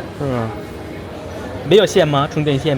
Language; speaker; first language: Chinese; non-native, fluent; Korean